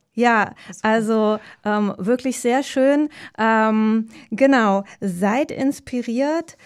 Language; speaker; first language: German; native; German